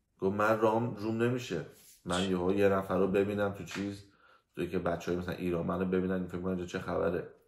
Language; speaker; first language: Persian; native; Persian